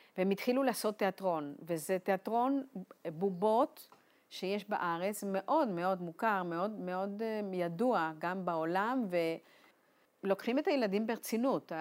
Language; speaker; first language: Hebrew; non-native, fluent; Spanish